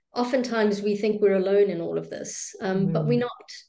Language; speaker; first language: English; native; English